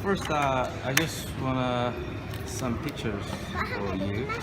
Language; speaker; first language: English; non-native, learner; Korean